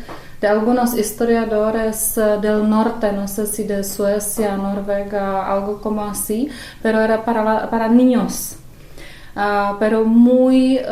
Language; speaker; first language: Spanish; non-native, fluent; Czech